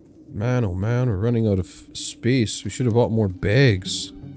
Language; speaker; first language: English; native; English